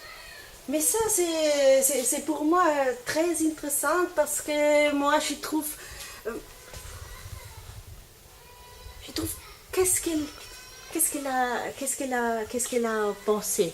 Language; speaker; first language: French; non-native, learner; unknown